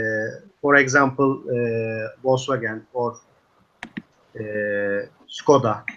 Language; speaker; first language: English; non-native, learner; Turkish